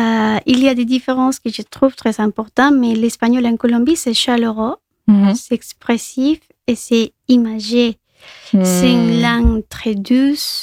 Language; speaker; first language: French; non-native, fluent; Spanish